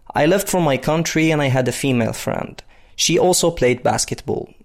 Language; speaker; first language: English; non-native, fluent; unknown